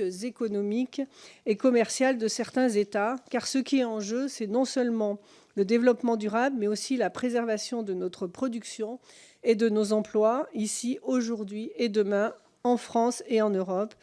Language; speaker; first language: French; native; French